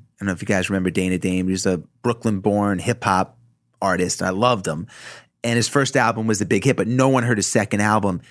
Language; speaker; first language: English; native; English